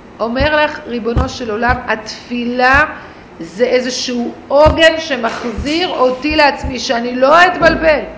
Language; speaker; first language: Hebrew; native; Hebrew